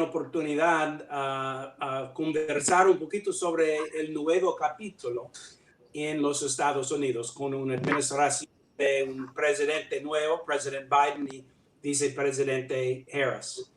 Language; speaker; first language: Spanish; non-native, learner; English